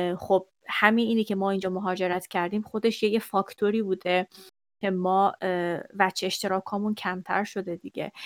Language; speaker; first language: Persian; native; Persian